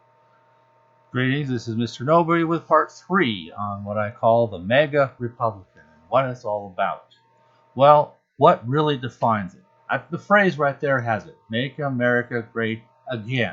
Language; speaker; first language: English; native; English